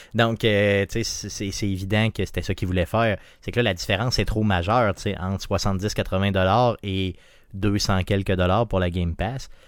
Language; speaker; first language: French; native; French